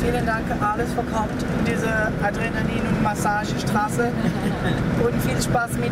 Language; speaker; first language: German; non-native, learner; Portuguese